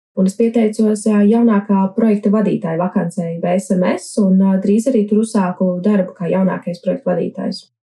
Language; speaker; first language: Latvian; native; Latvian